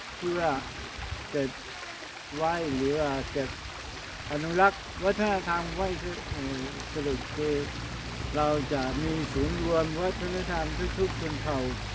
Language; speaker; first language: Thai; non-native, local second language; Hmong